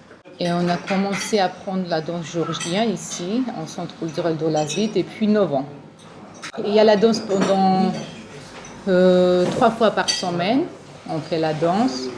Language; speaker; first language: French; non-native, learner; Georgian